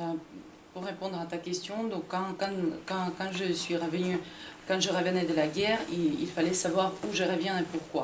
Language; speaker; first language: French; non-native, fluent; Ukrainian